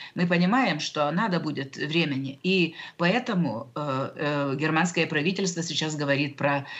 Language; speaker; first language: Russian; non-native, local second language; Lithuanian